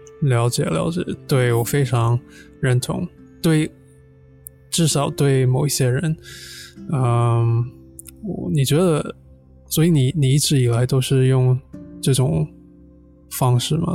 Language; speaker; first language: Chinese; non-native, fluent; English